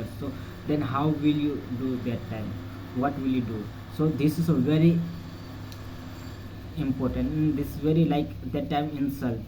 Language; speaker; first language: English; non-native, learner; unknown